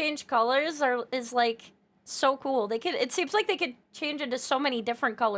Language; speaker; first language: English; native; English